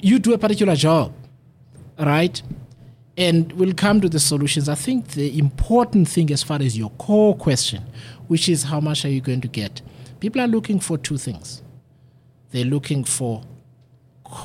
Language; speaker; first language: English; non-native, local second language; Xhosa